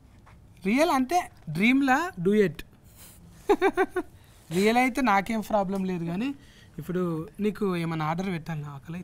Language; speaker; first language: Telugu; native; Telugu